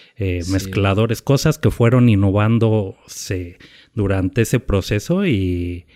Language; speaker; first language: Spanish; native; Spanish